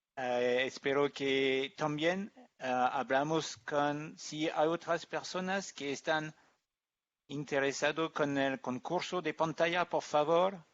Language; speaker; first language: Spanish; non-native, learner; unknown